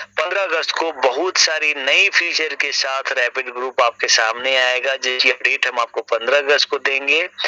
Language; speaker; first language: Hindi; native; Hindi